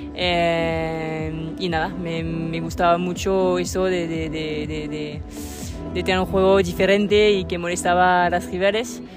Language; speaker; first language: Spanish; non-native, fluent; French